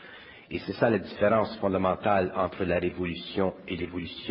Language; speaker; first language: French; native; French